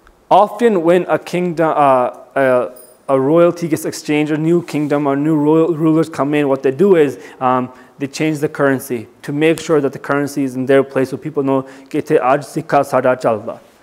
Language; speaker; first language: English; native; English